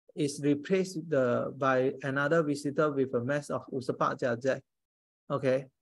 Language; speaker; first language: English; non-native, local second language; Chinese